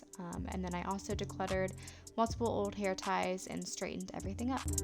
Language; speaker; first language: English; native; English